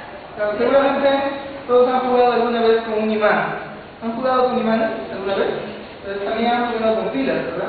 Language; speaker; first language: Spanish; native; Spanish